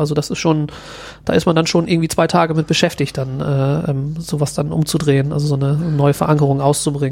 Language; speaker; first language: German; native; German